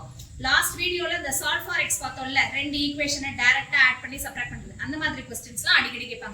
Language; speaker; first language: Tamil; native; Tamil